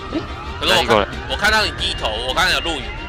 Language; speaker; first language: Chinese; native; Chinese